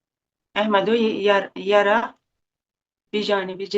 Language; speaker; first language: Arabic; non-native, learner; Kashmiri